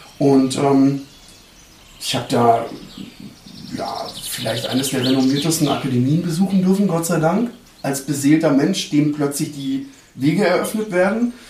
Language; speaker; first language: German; early bilingual, other home language; Turkish